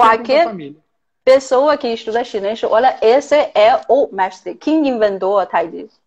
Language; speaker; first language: Portuguese; non-native, fluent; Chinese